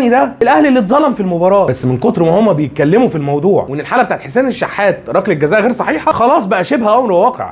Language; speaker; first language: Arabic; native; Arabic